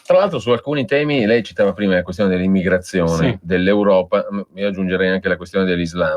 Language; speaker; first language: Italian; native; Italian